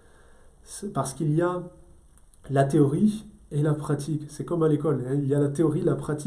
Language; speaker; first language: French; native; French